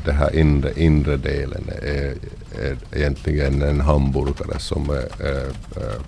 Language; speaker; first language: Swedish; non-native, local second language; Finnish